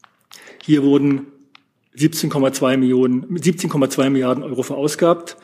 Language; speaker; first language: German; native; German